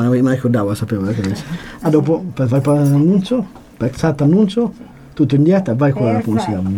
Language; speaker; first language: Italian; native; Italian